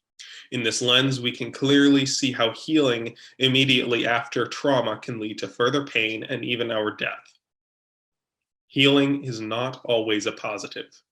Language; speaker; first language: English; native; English